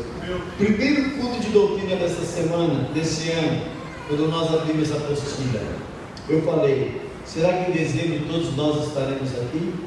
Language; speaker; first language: Portuguese; native; Portuguese